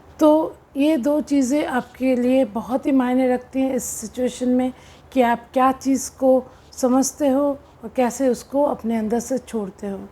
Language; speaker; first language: Hindi; non-native, local second language; Bangla